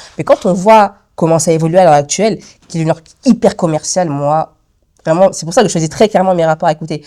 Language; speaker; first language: French; early bilingual, other home language; Lingala